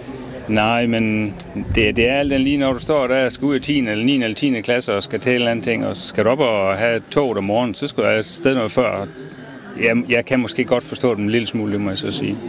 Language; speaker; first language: Danish; native; Danish